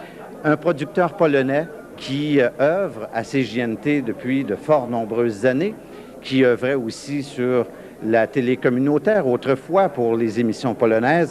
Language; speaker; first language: French; native; French